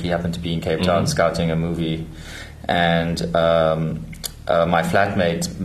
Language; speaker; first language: English; native; English